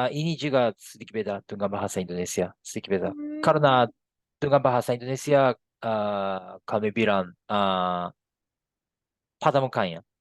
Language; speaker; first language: Indonesian; non-native, fluent; Japanese